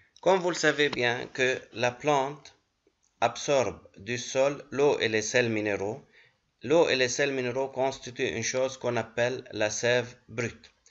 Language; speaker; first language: French; non-native, local second language; Arabic